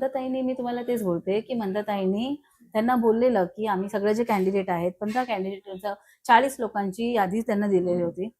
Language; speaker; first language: Marathi; non-native, local second language; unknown